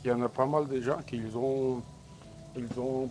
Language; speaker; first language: French; non-native, learner; Georgian